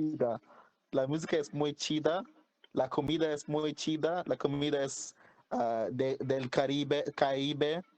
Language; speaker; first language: Spanish; non-native, learner; English